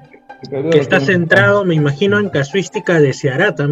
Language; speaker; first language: Spanish; native; Spanish